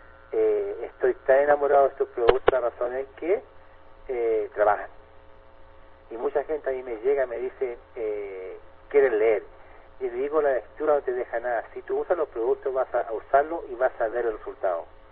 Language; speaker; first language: Spanish; native; Spanish